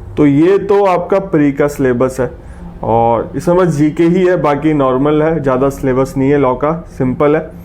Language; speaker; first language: Hindi; native; Hindi